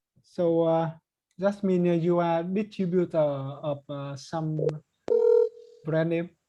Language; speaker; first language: English; non-native, learner; Vietnamese